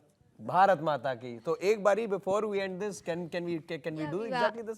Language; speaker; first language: Hindi; native; Hindi